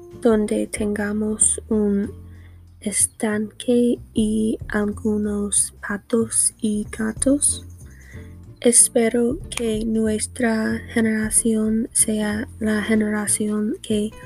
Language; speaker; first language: Spanish; non-native, learner; English